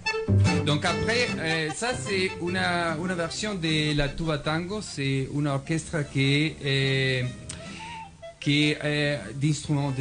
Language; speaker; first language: French; non-native, fluent; Spanish